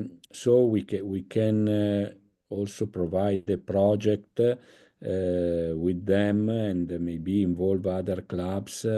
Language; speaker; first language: English; non-native, fluent; Italian